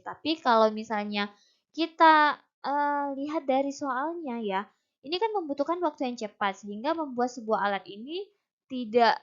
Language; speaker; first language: Indonesian; native; Indonesian